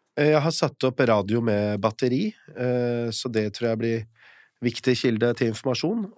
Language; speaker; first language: Norwegian; early bilingual, other home language; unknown